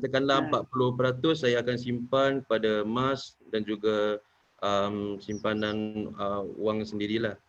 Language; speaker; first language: Malay; native; Malay